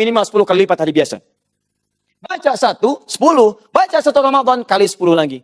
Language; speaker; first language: Indonesian; native; Indonesian